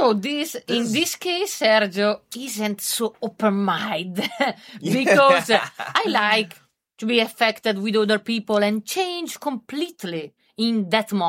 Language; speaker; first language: English; non-native, learner; Italian